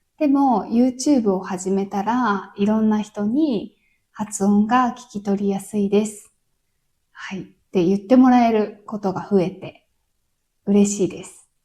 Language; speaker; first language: Japanese; native; Japanese